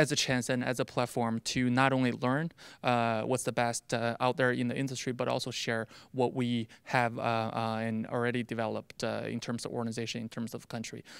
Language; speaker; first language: English; non-native, fluent; Chinese